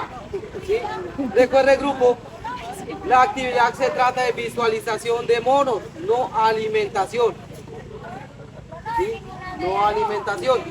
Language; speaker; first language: Spanish; native; Spanish